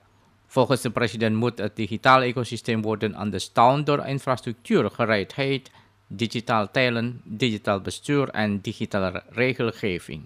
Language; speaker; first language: Dutch; non-native, fluent; Indonesian